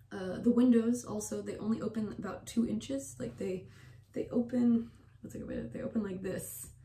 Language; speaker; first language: English; native; English